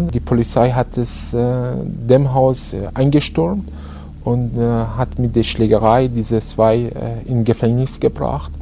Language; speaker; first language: German; non-native, learner; Persian